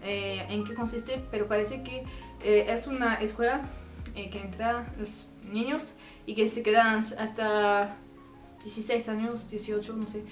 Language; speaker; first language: Spanish; non-native, learner; French